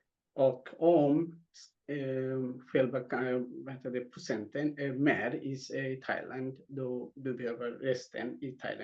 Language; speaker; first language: Swedish; non-native, fluent; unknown